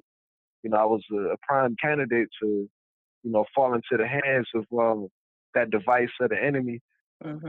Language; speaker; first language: English; native; English